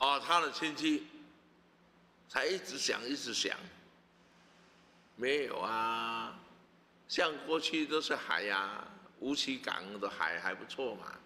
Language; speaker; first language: Chinese; native; Chinese